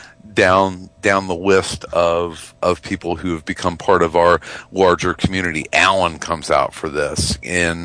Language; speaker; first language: English; native; English